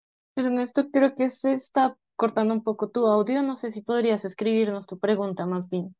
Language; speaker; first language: Spanish; native; Spanish